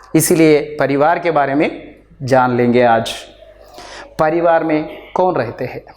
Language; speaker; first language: Hindi; non-native, local second language; Telugu